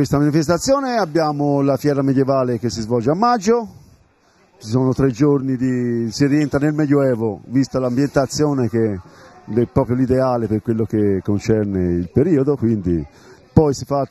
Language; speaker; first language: Italian; native; Italian